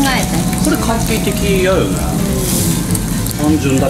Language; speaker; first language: Japanese; native; Japanese